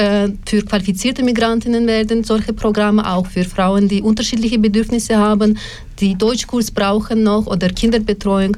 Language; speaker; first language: German; non-native, learner; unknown